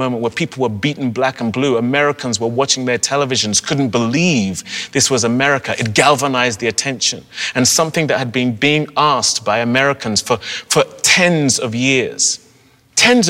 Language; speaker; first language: English; native; English